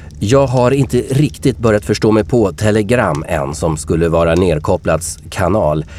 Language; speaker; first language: Swedish; native; Swedish